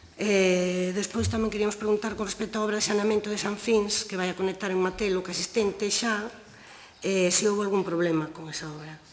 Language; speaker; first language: Galician; native; Galician